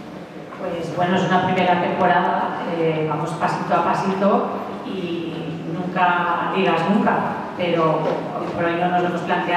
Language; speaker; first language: Spanish; native; Spanish